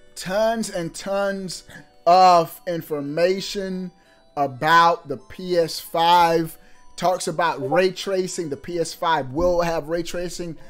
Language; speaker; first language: English; native; English